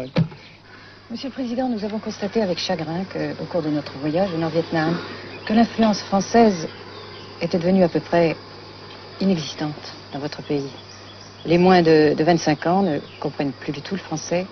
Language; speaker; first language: French; native; French